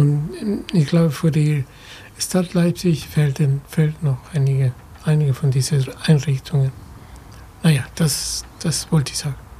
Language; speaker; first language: German; non-native, fluent; Spanish